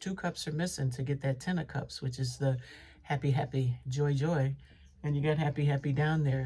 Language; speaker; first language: English; native; English